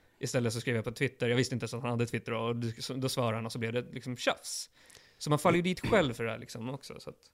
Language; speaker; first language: Swedish; early bilingual, other home language; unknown